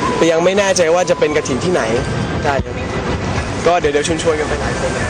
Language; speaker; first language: Thai; native; Thai